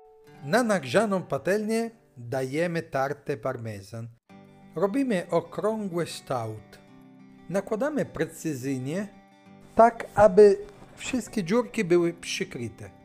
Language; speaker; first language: Polish; non-native, fluent; Italian